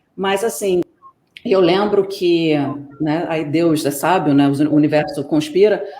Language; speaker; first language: Portuguese; native; Portuguese